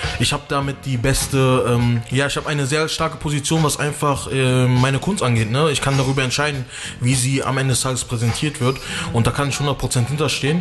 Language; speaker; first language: German; early bilingual, other home language; Portuguese